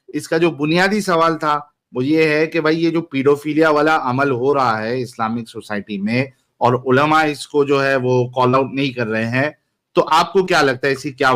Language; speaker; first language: Hindi; native; Hindi